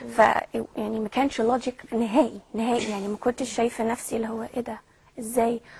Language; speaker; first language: Arabic; early bilingual, heritage; Arabic